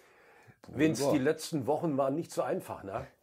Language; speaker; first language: German; native; German